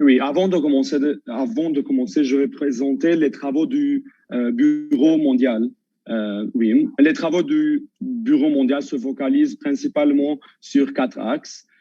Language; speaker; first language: French; non-native, local second language; Armenian